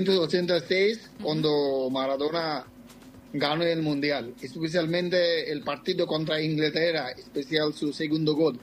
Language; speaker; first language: Spanish; non-native, fluent; Bangla